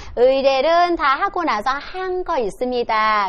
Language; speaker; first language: Korean; non-native, learner; Vietnamese